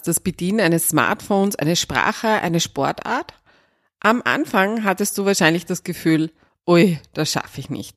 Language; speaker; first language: German; native; German